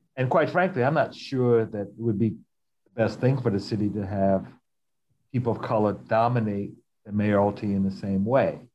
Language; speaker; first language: English; native; English